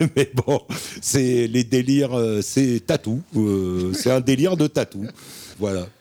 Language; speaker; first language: French; native; French